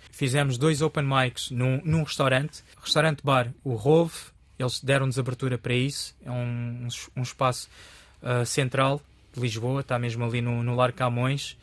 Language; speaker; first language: Portuguese; early bilingual, other home language; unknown